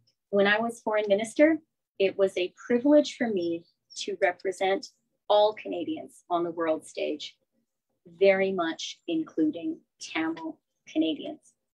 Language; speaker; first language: English; native; English